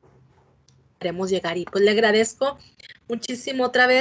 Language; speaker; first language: Spanish; native; Spanish